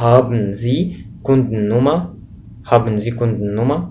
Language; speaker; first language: German; non-native, fluent; Arabic